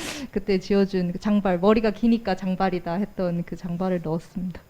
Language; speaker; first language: Korean; native; Korean